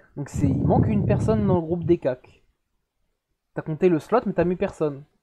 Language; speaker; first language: French; native; French